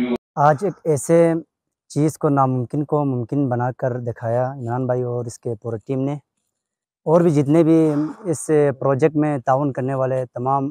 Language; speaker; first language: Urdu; non-native, local second language; Balti